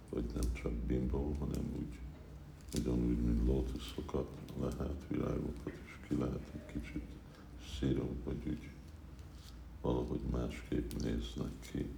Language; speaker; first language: Hungarian; early bilingual, heritage; Hungarian